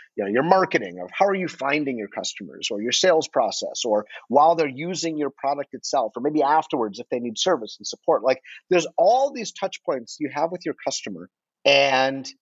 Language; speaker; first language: English; native; English